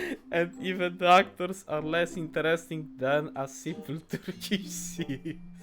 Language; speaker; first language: English; non-native, learner; Polish